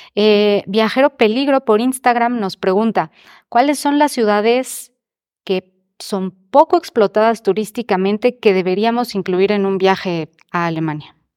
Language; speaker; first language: Spanish; native; Spanish